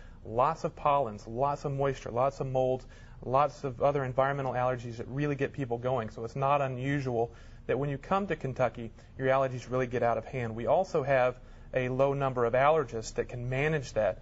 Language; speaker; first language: English; native; English